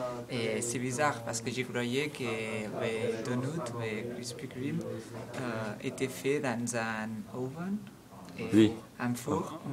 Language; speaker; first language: French; non-native, learner; Catalan